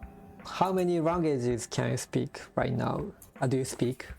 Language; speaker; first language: English; non-native, learner; Japanese